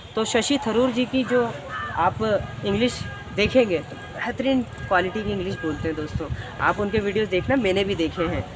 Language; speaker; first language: Hindi; native; Hindi